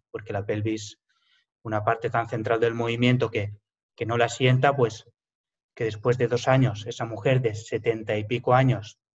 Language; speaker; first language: Spanish; native; Spanish